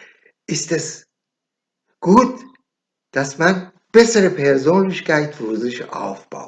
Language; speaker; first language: German; non-native, learner; Persian